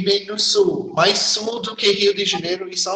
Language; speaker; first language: Portuguese; non-native, fluent; English